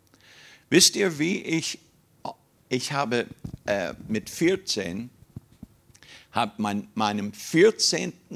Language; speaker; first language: German; non-native, fluent; English